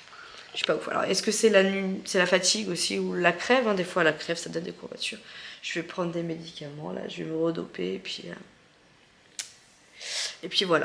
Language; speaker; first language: French; native; French